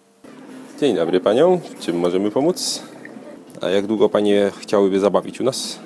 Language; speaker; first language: Polish; native; Polish